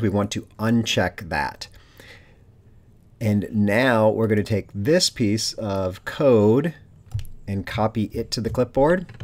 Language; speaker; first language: English; native; English